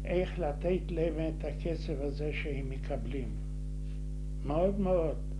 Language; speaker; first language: Hebrew; non-native, fluent; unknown